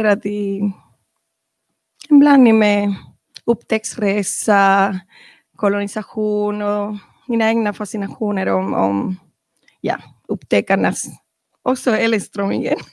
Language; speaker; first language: Swedish; non-native, learner; Spanish